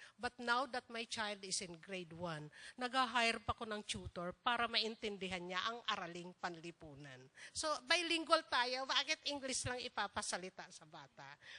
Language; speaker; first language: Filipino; non-native, local second language; Bikol